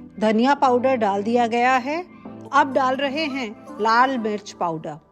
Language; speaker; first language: Hindi; non-native, local second language; Bangla